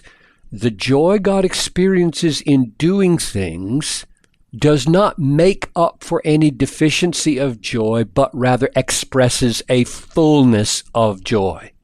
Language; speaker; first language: English; native; English